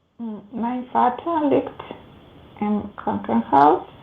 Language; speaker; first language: German; non-native, learner; Macedonian